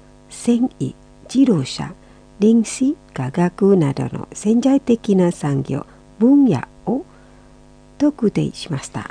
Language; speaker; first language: Japanese; non-native, fluent; Indonesian